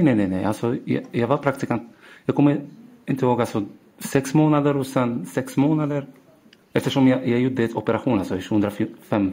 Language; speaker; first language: Swedish; non-native, learner; Arabic